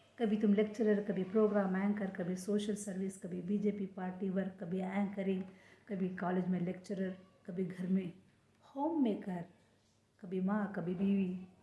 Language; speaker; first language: Hindi; non-native, local second language; Kannada